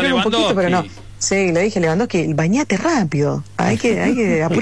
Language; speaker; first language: Spanish; native; Spanish